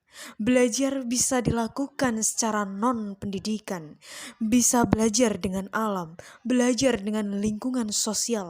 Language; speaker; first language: Indonesian; native; Indonesian